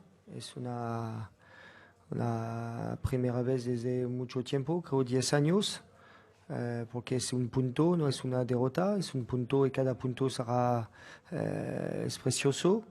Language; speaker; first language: Spanish; non-native, fluent; French